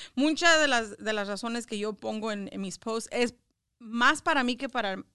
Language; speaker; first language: Spanish; early bilingual, heritage; Spanish